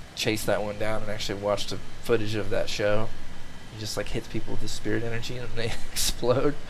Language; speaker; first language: English; native; English